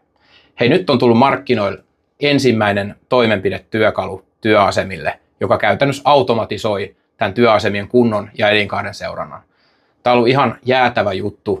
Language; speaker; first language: Finnish; native; Finnish